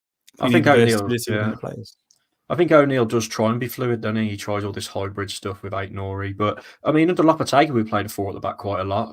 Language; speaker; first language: English; native; English